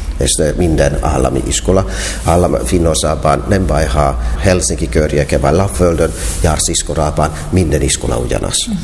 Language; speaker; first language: Hungarian; non-native, fluent; Finnish